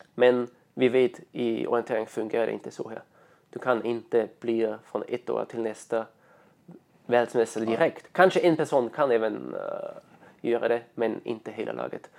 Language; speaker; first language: Swedish; non-native, fluent; German